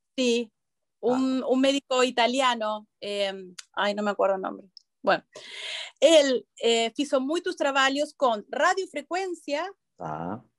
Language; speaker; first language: Portuguese; non-native, learner; Spanish